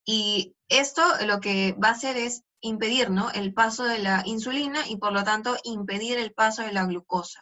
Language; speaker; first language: Spanish; native; Spanish